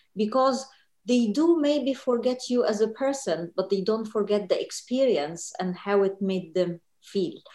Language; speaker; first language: English; non-native, fluent; Arabic